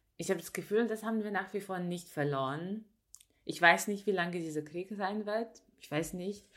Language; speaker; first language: German; non-native, fluent; Ukrainian